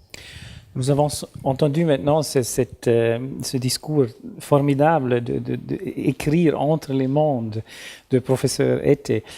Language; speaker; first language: French; non-native, learner; German